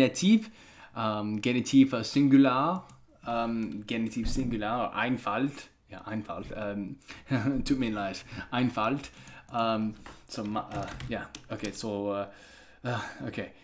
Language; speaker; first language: German; non-native, learner; English